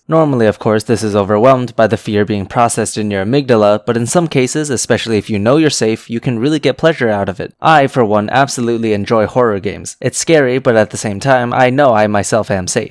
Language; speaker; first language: English; native; English